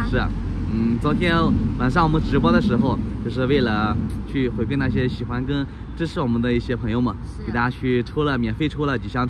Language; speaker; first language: Chinese; native; Chinese